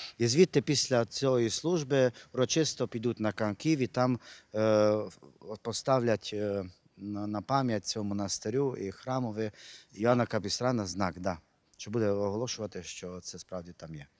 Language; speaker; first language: Ukrainian; non-native, local second language; Hungarian